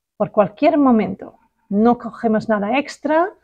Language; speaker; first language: Spanish; non-native, learner; Dutch